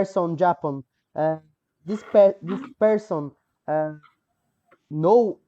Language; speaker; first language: English; non-native, learner; Portuguese